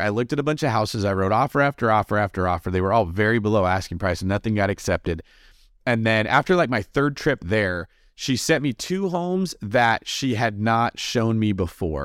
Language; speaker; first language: English; native; English